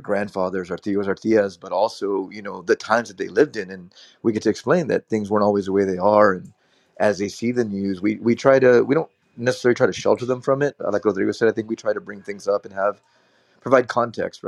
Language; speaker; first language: English; native; English